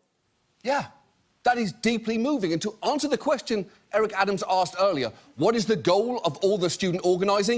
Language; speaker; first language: English; native; English